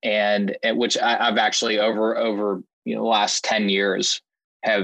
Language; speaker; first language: English; native; English